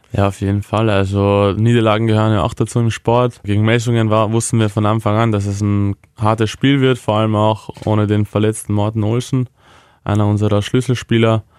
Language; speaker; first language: German; early bilingual, other home language; Croatian